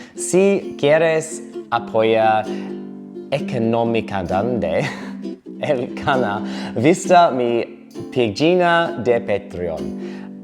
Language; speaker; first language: Spanish; non-native, learner; English